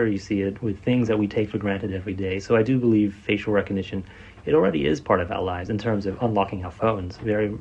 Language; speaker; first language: English; native; English